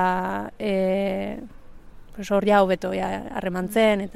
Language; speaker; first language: Basque; early bilingual, other home language; Spanish